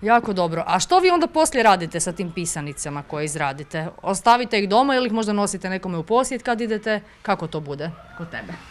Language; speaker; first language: Croatian; native; Croatian